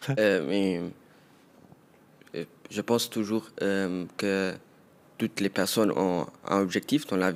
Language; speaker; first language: French; non-native, local second language; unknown